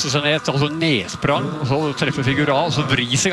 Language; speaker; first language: Norwegian; native; Norwegian